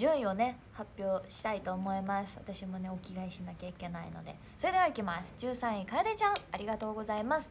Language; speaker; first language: Japanese; native; Japanese